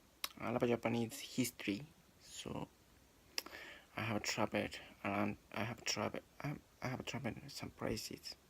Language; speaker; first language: English; non-native, learner; Japanese